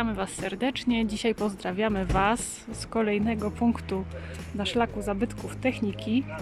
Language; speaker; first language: Polish; native; Polish